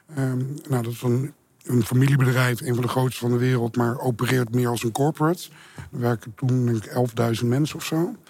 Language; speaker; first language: Dutch; native; Dutch